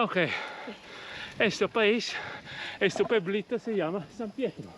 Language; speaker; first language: Spanish; non-native, learner; Italian